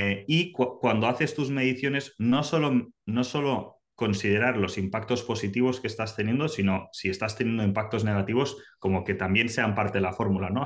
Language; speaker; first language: Spanish; native; Spanish